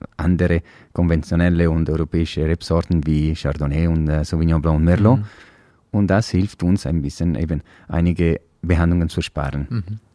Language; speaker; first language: German; non-native, local second language; Italian